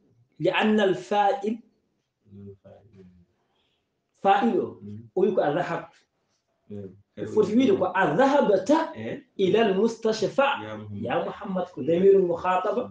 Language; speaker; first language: Arabic; non-native, fluent; Wolof